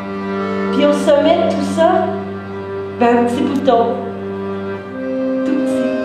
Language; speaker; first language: French; native; French